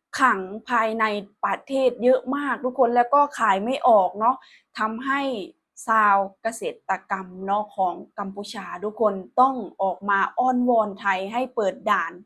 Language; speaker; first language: Thai; non-native, local second language; Northeastern Thai